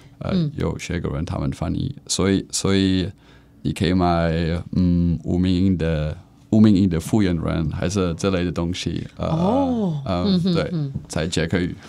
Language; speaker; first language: Chinese; non-native, learner; Czech